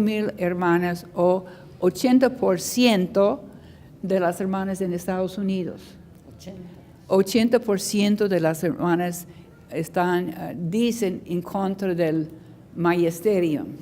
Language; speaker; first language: Spanish; non-native, learner; English